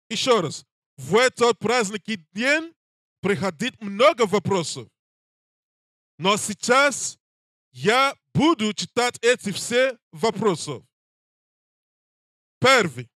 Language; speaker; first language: Russian; non-native, learner; English